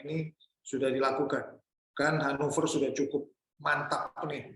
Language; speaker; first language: Indonesian; native; Indonesian